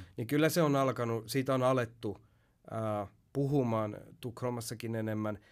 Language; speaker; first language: Finnish; early bilingual, heritage; Finnish